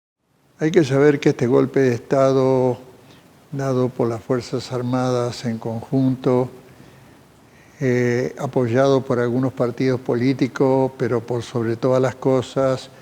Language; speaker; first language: Spanish; native; Spanish